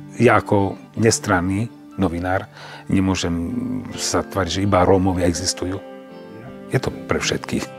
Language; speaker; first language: Slovak; non-native, local second language; Romany